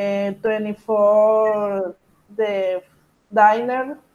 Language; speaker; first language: English; non-native, learner; Spanish